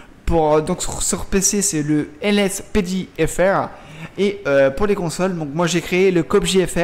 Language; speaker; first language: French; native; French